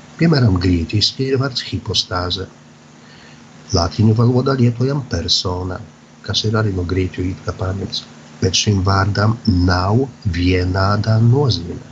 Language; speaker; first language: Latvian; non-native, fluent; Polish